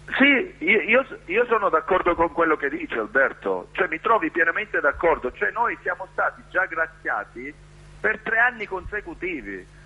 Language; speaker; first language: Italian; native; Italian